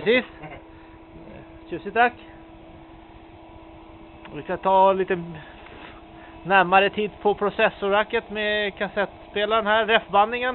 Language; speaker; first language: Swedish; native; Swedish